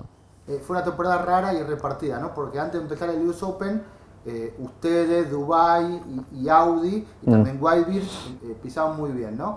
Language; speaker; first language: Spanish; native; Spanish